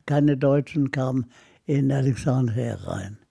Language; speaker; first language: German; non-native, fluent; Arabic